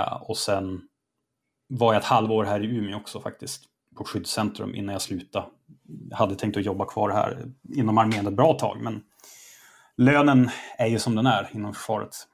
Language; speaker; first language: Swedish; native; Swedish